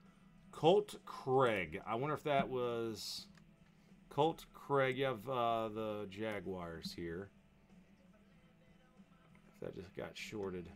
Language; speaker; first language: English; native; English